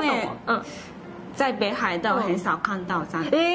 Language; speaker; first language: Chinese; non-native, fluent; Japanese